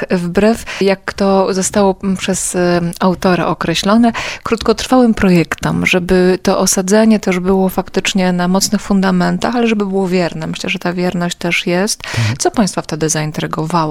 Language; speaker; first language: Polish; native; Polish